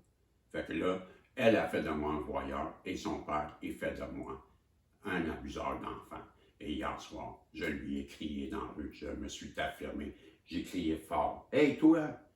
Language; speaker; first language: French; native; French